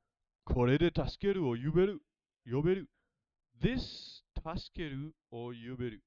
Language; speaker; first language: Japanese; non-native, learner; English